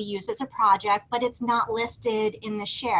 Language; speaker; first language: English; native; English